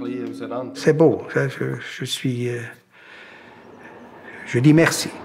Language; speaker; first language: French; non-native, local second language; German